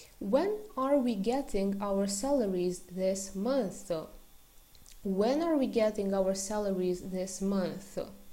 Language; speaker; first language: English; non-native, fluent; Romanian